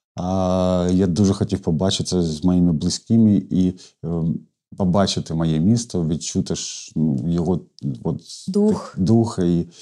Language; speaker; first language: Ukrainian; non-native, local second language; Russian